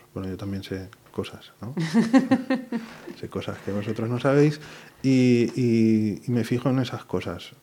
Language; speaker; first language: Spanish; native; Spanish